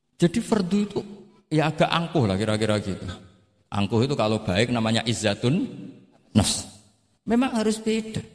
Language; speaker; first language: Indonesian; non-native, local second language; Javanese